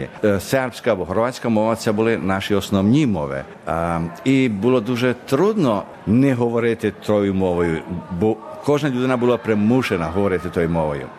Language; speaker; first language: Ukrainian; early bilingual, heritage; Ukrainian